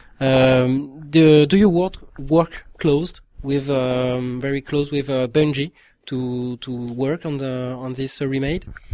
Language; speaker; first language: English; non-native, learner; French